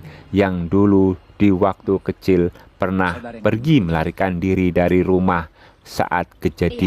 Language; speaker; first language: Indonesian; native; Indonesian